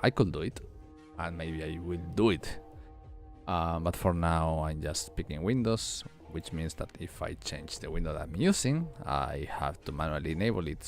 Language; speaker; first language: English; non-native, fluent; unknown